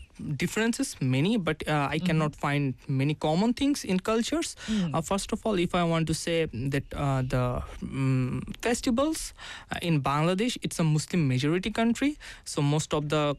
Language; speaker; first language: English; non-native, local second language; Bangla